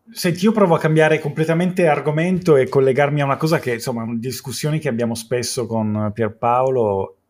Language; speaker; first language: Italian; native; Italian